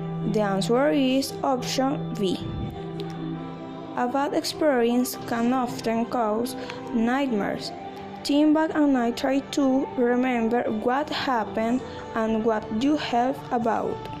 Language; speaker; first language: English; non-native, learner; Spanish